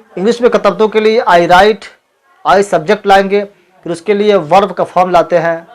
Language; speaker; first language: Urdu; native; Urdu